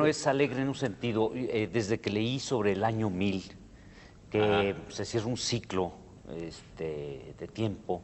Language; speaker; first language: Spanish; native; Spanish